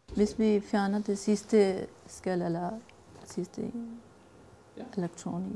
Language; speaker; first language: Danish; non-native, learner; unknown